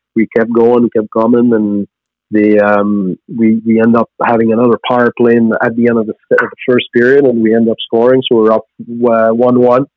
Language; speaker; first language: English; native; English